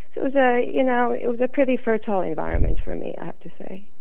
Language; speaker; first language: English; non-native, fluent; Serbian